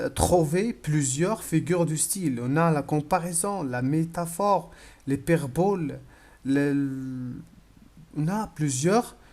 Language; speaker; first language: French; non-native, local second language; Arabic